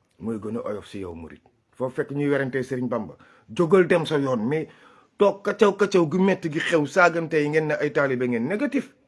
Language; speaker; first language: Wolof; non-native, local second language; Fula